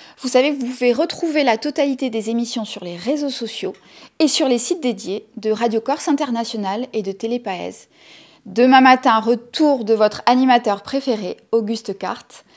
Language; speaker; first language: French; native; French